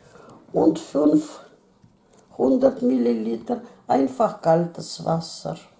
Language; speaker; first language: German; non-native, fluent; Russian